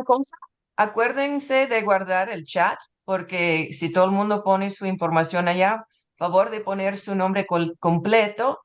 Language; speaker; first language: Spanish; non-native, fluent; English